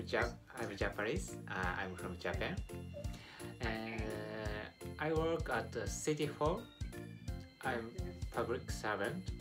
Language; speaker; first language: English; non-native, learner; Japanese